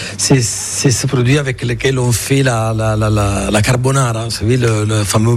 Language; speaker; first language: French; non-native, fluent; Italian